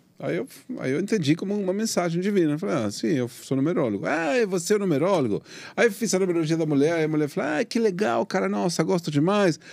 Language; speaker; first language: Portuguese; non-native, fluent; Spanish